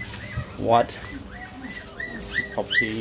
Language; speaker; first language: English; non-native, learner; Vietnamese